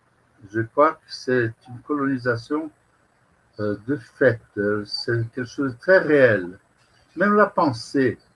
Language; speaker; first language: French; non-native, fluent; Portuguese